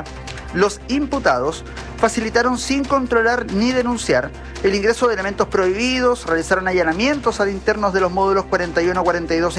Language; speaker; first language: Spanish; native; Spanish